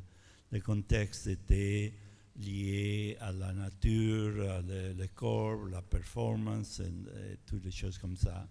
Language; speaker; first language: French; non-native, fluent; Italian